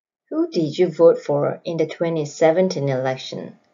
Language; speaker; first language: English; non-native, fluent; Korean